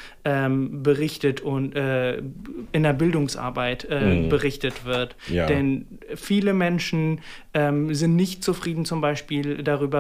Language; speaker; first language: German; non-native, fluent; Arabic